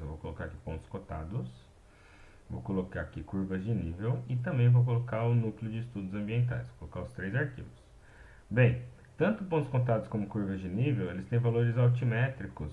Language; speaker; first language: Portuguese; native; Portuguese